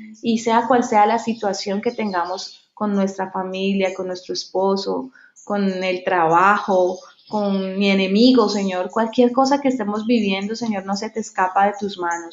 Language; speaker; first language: Spanish; native; Spanish